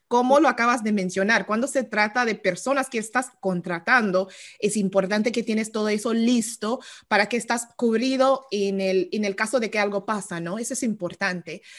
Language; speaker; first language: Spanish; early bilingual, heritage; Spanish